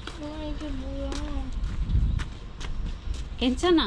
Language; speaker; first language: Korean; early bilingual, other home language; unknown